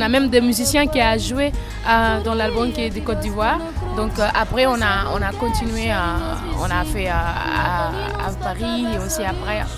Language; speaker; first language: French; non-native, fluent; Kabuverdianu